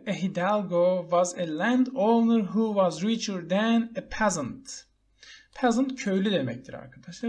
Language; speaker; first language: English; non-native, fluent; Turkish